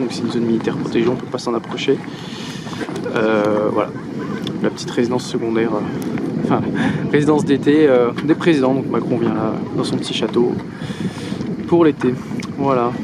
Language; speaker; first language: French; native; French